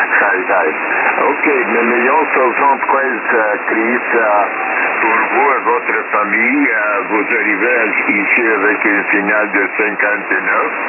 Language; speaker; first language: French; non-native, learner; Bulgarian